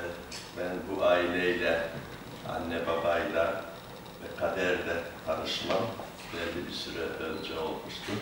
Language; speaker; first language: Turkish; native; Turkish